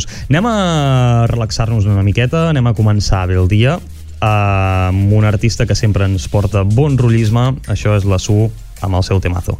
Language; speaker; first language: Catalan; native; Catalan